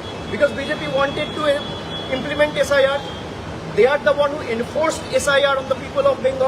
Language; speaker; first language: English; non-native, local second language; Bangla